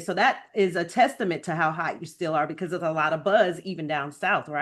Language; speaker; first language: English; native; English